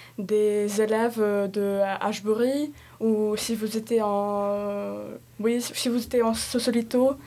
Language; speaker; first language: French; non-native, fluent; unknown